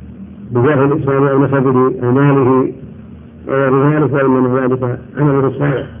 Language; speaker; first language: Arabic; native; Arabic